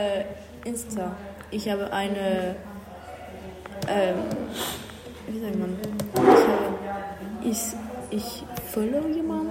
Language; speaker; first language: German; non-native, learner; French